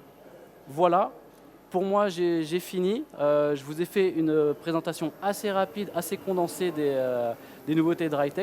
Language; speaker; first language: French; native; French